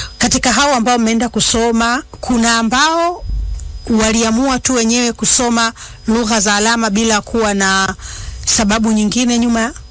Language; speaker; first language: Swahili; native; Swahili